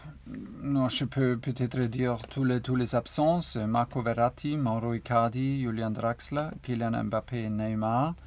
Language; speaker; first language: French; non-native, learner; German